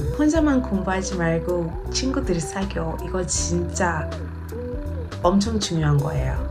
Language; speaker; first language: Korean; non-native, learner; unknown